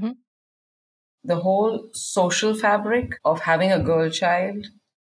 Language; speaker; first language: English; non-native, local second language; Kannada